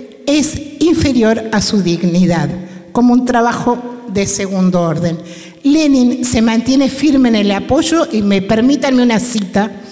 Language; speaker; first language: Spanish; native; Spanish